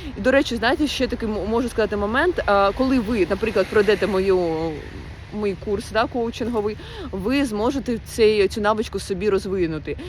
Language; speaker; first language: Ukrainian; non-native, local second language; Russian